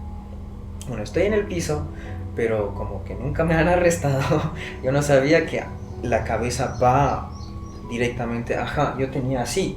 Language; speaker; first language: Spanish; non-native, fluent; Persian